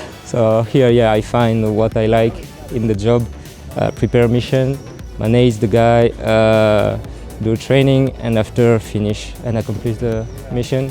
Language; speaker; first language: English; non-native, learner; French